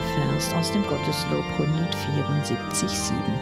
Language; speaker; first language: German; native; German